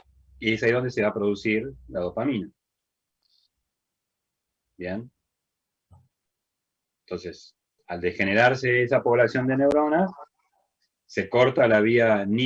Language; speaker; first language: Spanish; native; Spanish